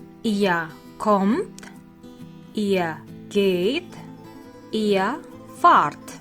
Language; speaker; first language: German; non-native, fluent; Indonesian